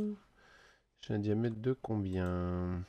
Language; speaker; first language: French; native; French